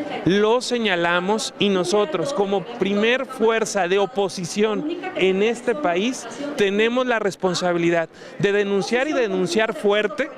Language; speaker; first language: Spanish; native; Spanish